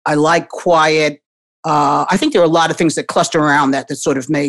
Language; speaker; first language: English; native; English